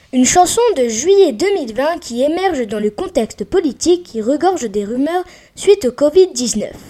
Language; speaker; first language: French; native; French